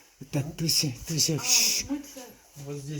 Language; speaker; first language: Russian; non-native, learner; Korean